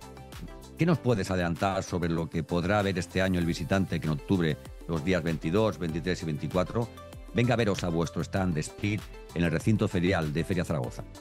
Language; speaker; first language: Spanish; native; Spanish